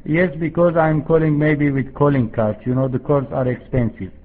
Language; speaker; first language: English; non-native, fluent; Arabic